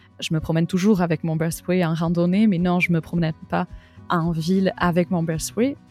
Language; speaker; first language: French; native; French